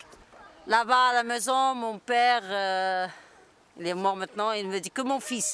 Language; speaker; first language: French; non-native, local second language; Arabic